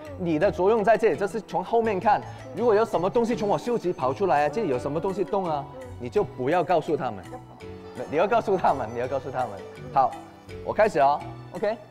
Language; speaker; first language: Chinese; non-native, local second language; Cantonese